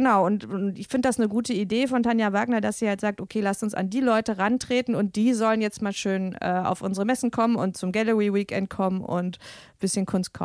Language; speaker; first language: German; native; German